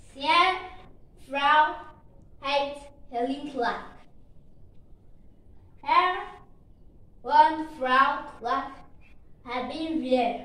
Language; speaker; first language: German; non-native, learner; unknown